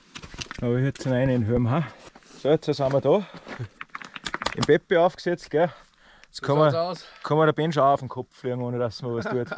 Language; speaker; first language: German; native; German